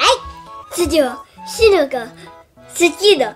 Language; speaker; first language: Japanese; native; Japanese